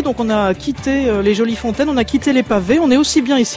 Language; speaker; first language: French; native; French